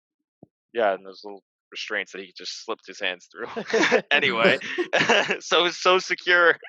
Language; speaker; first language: English; native; English